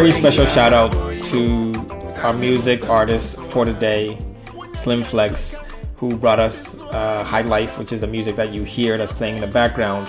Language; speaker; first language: English; non-native, local second language; Akan